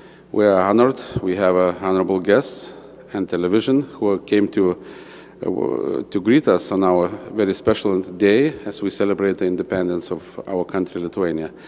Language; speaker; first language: English; non-native, fluent; Lithuanian